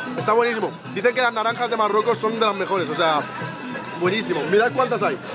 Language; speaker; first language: Spanish; early bilingual, other home language; Arabic